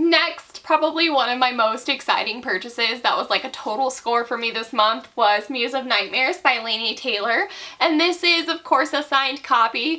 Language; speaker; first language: English; native; English